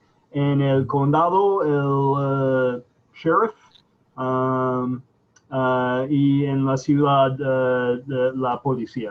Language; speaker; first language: Spanish; non-native, fluent; English